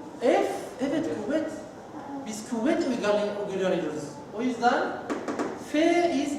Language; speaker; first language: Turkish; non-native, learner; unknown